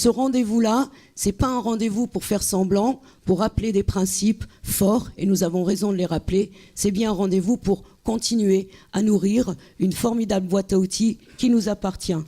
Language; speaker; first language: French; native; French